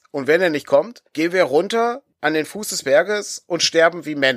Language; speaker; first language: German; native; German